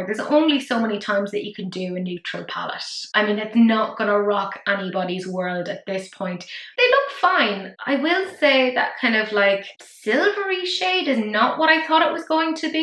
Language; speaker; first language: English; native; English